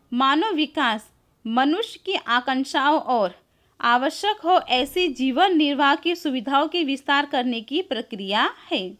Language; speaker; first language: Hindi; non-native, local second language; Gujarati